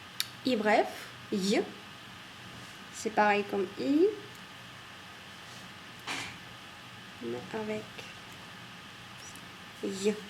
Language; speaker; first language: French; non-native, fluent; Russian